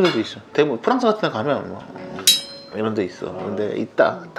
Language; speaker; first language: Korean; native; Korean